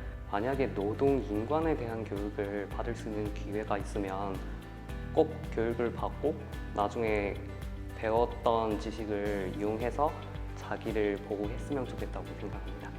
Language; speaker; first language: Korean; non-native, fluent; Chinese